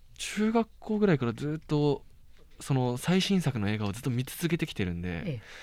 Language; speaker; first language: Japanese; native; Japanese